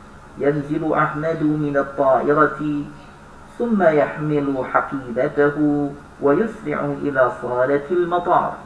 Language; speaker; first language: Arabic; non-native, fluent; Indonesian